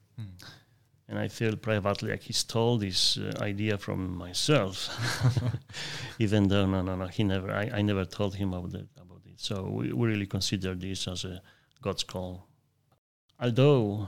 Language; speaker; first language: English; non-native, fluent; Polish